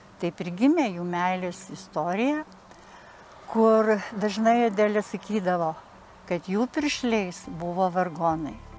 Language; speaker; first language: Lithuanian; native; Lithuanian